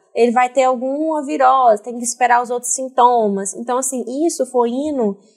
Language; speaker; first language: Portuguese; native; Portuguese